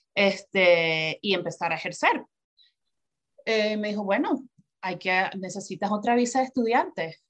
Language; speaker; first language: Spanish; native; Spanish